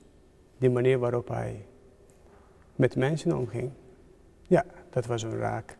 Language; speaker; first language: Dutch; non-native, fluent; Turkish